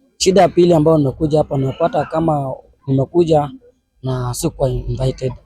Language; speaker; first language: Swahili; native; Swahili